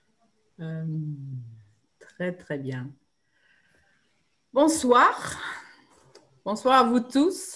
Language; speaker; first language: French; non-native, fluent; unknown